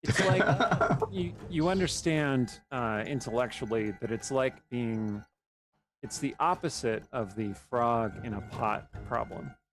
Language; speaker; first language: English; native; English